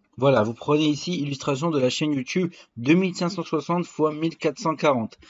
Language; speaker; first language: French; native; French